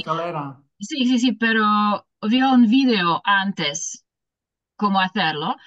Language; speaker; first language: Spanish; non-native, learner; English